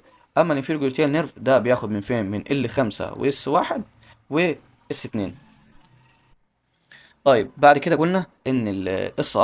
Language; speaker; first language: Arabic; native; Arabic